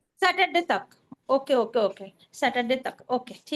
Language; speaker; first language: Hindi; non-native, local second language; Bangla